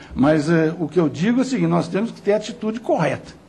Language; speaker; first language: Portuguese; native; Portuguese